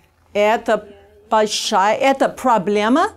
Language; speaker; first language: Russian; non-native, fluent; English